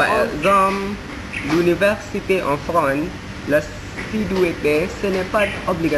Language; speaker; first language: French; non-native, learner; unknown